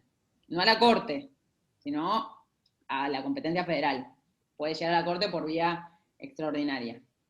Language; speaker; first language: Spanish; native; Spanish